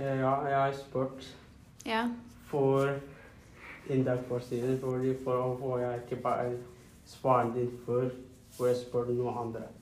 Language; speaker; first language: Norwegian; non-native, learner; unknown